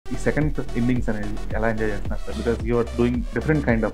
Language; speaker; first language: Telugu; native; Telugu